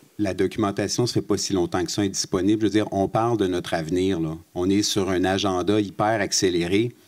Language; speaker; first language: French; native; French